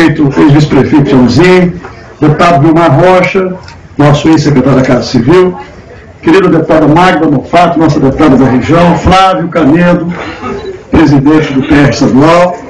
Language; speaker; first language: Portuguese; native; Portuguese